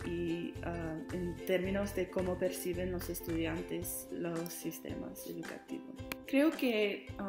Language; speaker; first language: Spanish; non-native, learner; English